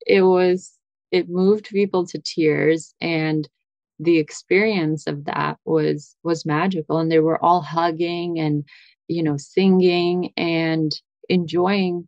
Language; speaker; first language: English; early bilingual, other home language; Russian